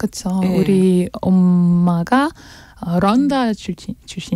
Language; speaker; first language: Korean; non-native, learner; French